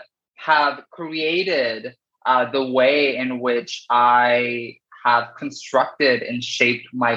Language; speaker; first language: English; early bilingual, other home language; Spanish